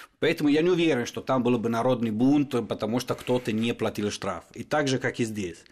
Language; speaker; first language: Russian; non-native, fluent; Italian